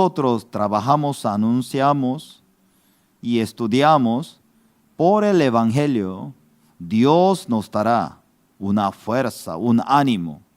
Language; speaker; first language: Spanish; non-native, fluent; Korean